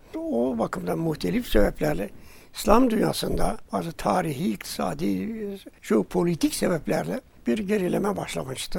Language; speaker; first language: Turkish; native; Turkish